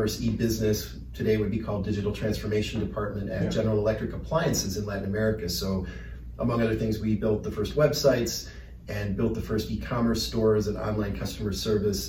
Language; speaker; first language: English; native; English